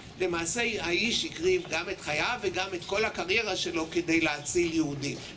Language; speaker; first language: Hebrew; native; Hebrew